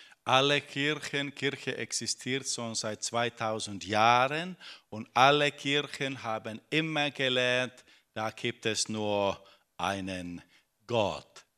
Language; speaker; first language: German; non-native, fluent; Finnish